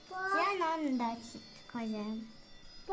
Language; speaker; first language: Russian; non-native, local second language; Kazakh